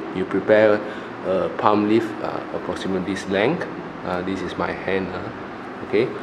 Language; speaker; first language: English; non-native, local second language; Chinese